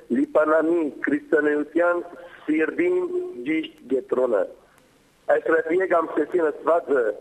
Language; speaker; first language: Armenian; native; Armenian